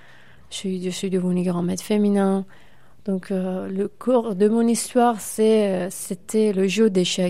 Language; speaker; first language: French; non-native, fluent; Persian